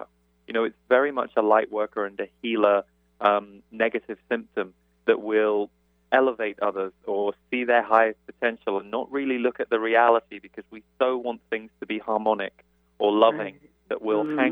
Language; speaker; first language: English; native; English